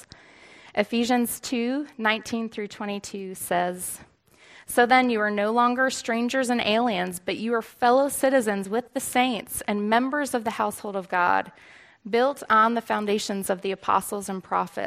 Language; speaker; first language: English; native; English